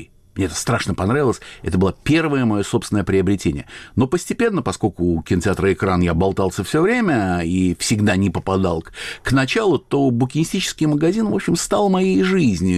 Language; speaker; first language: Russian; native; Russian